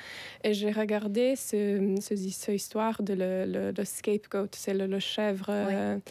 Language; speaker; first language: French; non-native, fluent; Italian